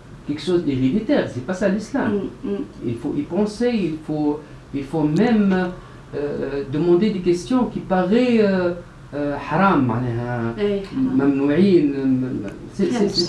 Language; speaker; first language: French; non-native, local second language; Arabic